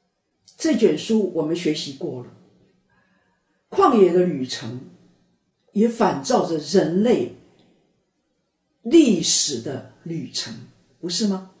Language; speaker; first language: Chinese; native; Chinese